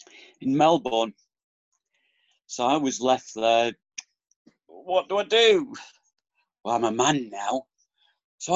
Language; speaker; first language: English; native; English